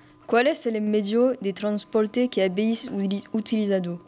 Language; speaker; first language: Spanish; non-native, learner; French